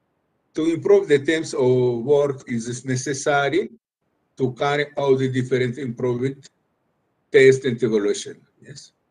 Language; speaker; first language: English; non-native, learner; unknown